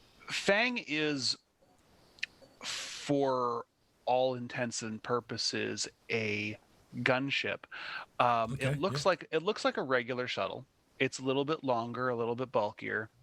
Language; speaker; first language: English; native; English